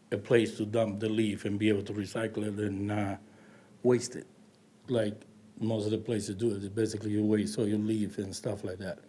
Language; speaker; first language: English; non-native, learner; Spanish